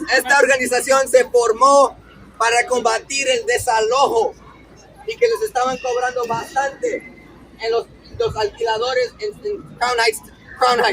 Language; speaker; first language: Spanish; early bilingual, heritage; Spanish